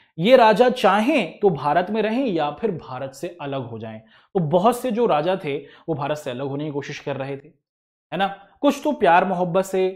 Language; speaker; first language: Hindi; native; Hindi